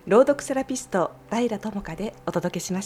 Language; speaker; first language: Japanese; native; Japanese